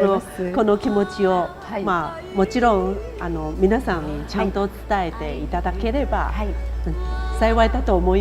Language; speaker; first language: Japanese; non-native, fluent; Chinese